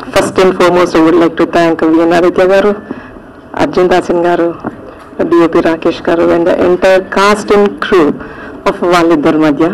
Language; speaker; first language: Telugu; native; Telugu